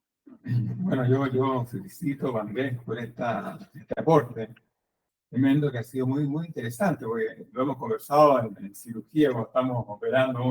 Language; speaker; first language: Spanish; native; Spanish